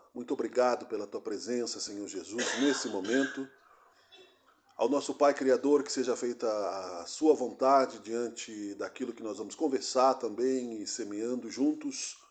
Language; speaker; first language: Portuguese; native; Portuguese